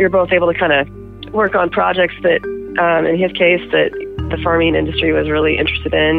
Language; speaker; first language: English; native; English